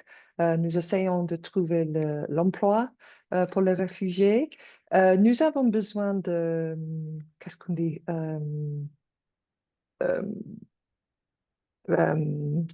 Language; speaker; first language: French; non-native, learner; English